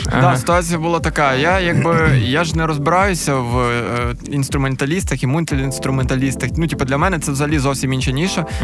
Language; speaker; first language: Ukrainian; native; Ukrainian